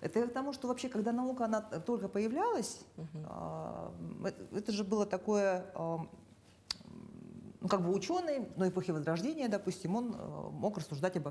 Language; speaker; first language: Russian; native; Russian